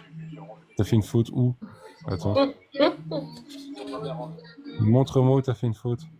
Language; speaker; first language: French; native; French